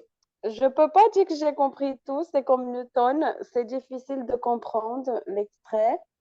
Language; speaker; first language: French; non-native, fluent; Portuguese